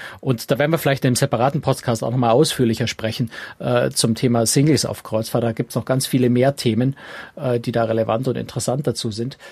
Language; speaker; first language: German; native; German